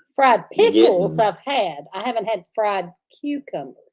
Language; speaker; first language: English; native; English